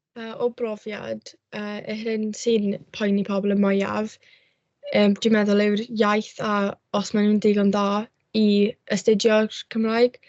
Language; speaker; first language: Welsh; non-native, local second language; English